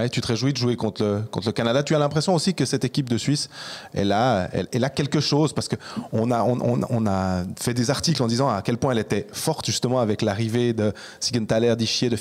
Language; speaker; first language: French; native; French